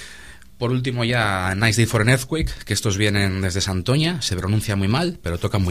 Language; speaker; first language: Spanish; native; Spanish